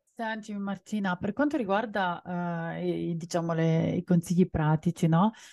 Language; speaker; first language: Italian; non-native, fluent; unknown